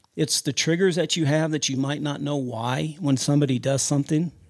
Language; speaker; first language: English; native; English